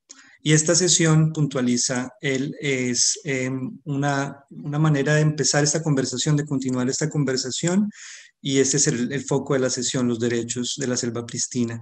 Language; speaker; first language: Spanish; native; Spanish